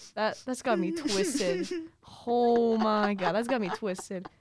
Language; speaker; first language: English; early bilingual, other home language; Filipino